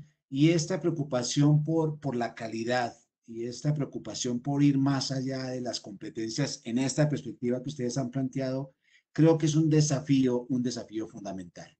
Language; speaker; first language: Spanish; native; Spanish